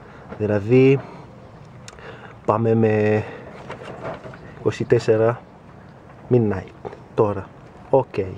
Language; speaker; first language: Greek; non-native, learner; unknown